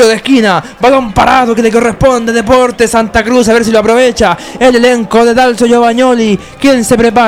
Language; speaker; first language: Spanish; native; Spanish